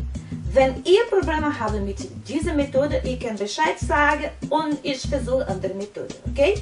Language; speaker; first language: German; non-native, fluent; Portuguese